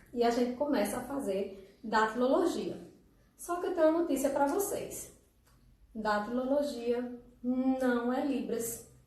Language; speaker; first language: Portuguese; native; Portuguese